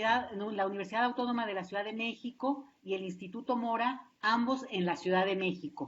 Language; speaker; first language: Spanish; native; Spanish